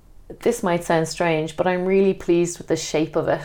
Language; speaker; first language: English; native; English